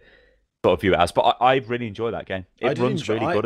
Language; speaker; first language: English; native; English